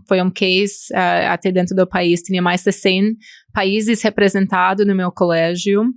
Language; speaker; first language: Portuguese; non-native, fluent; English